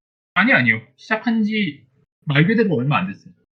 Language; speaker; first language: Korean; native; Korean